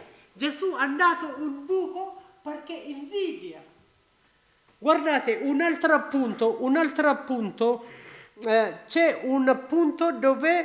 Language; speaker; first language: Italian; non-native, learner; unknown